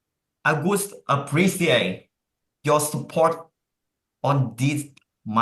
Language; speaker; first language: English; non-native, learner; Vietnamese